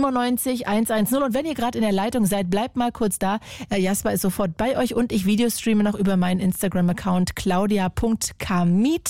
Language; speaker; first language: German; native; German